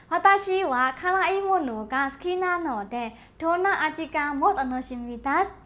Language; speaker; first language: Japanese; non-native, learner; Burmese